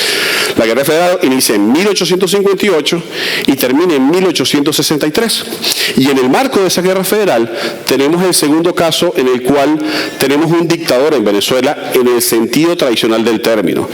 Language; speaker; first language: Spanish; native; Spanish